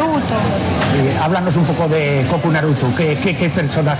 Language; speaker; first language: Spanish; native; Spanish